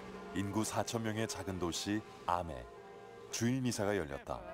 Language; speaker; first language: Korean; native; Korean